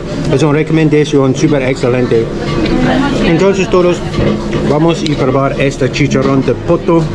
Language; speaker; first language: Spanish; non-native, learner; English